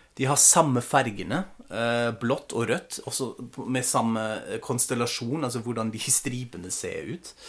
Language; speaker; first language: Norwegian; non-native, fluent; German